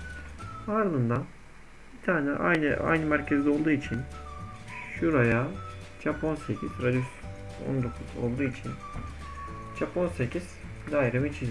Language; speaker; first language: Turkish; native; Turkish